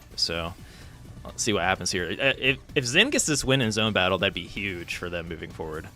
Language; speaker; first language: English; native; English